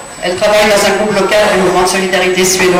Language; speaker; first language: French; native; French